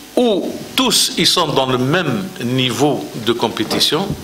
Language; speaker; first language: French; non-native, local second language; Arabic